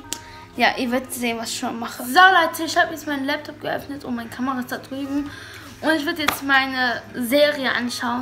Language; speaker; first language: German; early bilingual, other home language; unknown